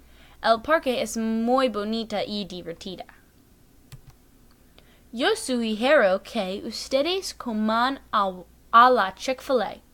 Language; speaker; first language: Spanish; non-native, learner; English